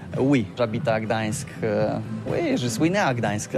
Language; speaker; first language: French; non-native, learner; Polish